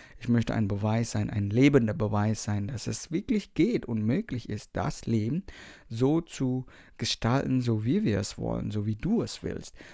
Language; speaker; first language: German; non-native, fluent; Indonesian